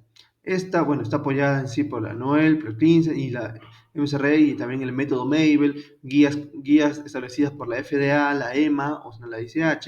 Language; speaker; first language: Spanish; native; Spanish